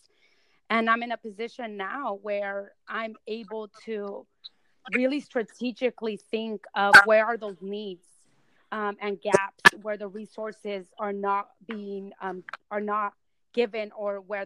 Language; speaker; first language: English; early bilingual, other home language; Spanish